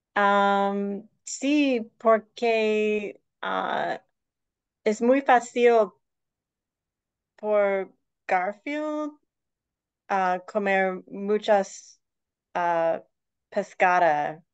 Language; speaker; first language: Spanish; non-native, learner; English